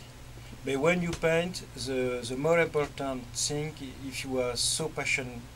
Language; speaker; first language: English; non-native, learner; French